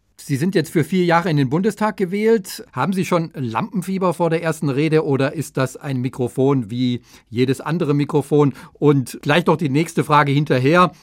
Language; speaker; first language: German; native; German